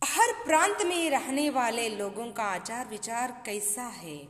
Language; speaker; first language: Hindi; non-native, local second language; Kannada